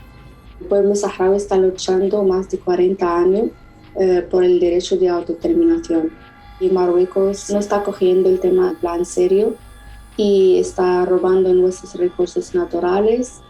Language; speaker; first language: Spanish; non-native, fluent; Arabic